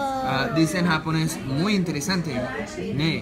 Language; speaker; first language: Spanish; non-native, fluent; English